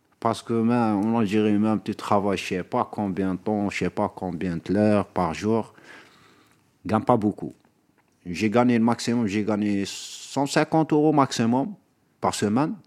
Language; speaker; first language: French; non-native, local second language; Arabic